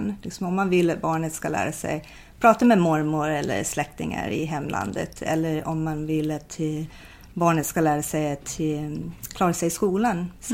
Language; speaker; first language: Swedish; non-native, fluent; English